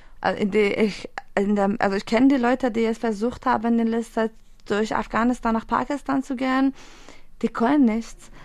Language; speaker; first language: German; non-native, fluent; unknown